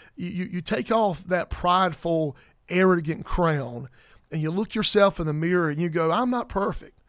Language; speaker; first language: English; native; English